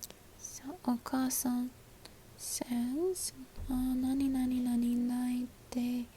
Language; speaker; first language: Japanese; non-native, learner; English